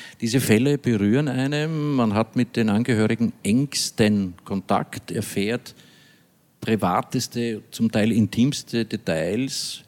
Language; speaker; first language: German; native; German